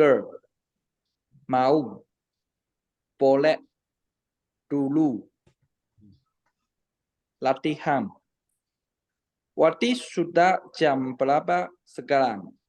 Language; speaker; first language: Indonesian; non-native, learner; Chinese